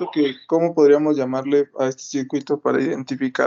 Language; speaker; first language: Spanish; native; Spanish